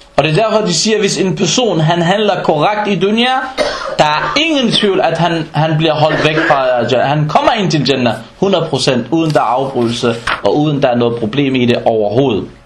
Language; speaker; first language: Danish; non-native, fluent; Arabic